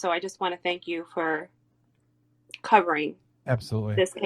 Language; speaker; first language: English; native; English